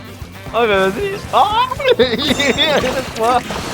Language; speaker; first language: French; native; French